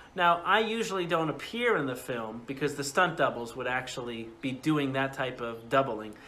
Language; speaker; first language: English; native; English